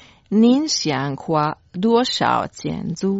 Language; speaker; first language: Chinese; non-native, learner; Croatian